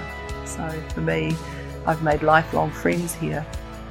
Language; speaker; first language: English; native; English